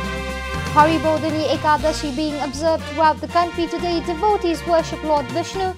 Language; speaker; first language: English; non-native, local second language; Nepali